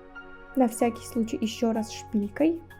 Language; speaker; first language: Russian; native; Russian